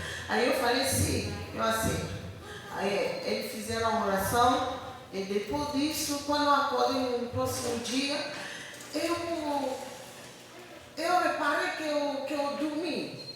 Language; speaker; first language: Portuguese; non-native, learner; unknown